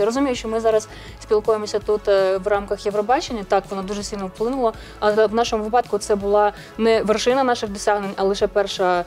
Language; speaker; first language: Ukrainian; native; Ukrainian